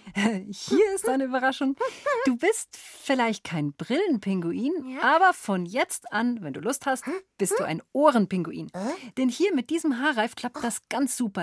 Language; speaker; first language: German; native; German